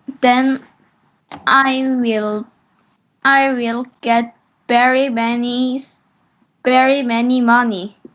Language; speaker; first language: English; non-native, learner; Korean